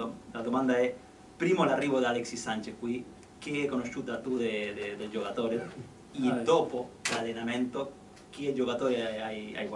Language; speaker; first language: Italian; non-native, learner; Spanish